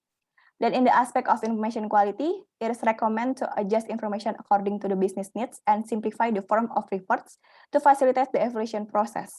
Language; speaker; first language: English; non-native, fluent; Indonesian